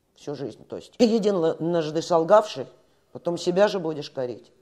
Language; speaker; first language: Russian; native; Russian